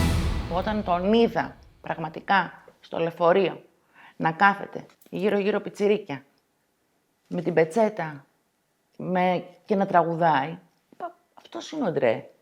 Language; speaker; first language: Greek; native; Greek